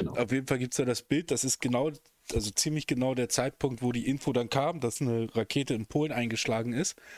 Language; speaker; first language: German; native; German